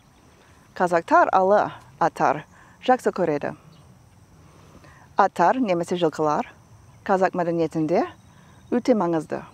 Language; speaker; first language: Kazakh; non-native, learner; English